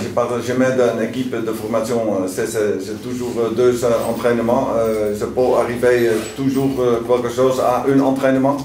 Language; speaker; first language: French; non-native, learner; Dutch